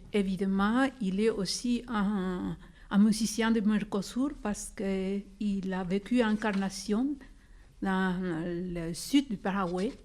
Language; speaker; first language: French; non-native, fluent; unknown